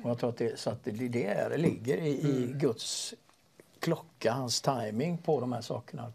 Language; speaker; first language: Swedish; native; Swedish